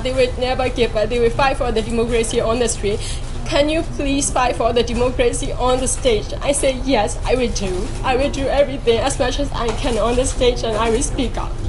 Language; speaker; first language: English; non-native, fluent; Burmese